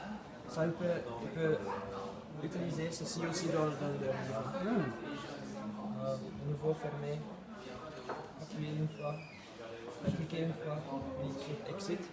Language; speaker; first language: French; non-native, fluent; Dutch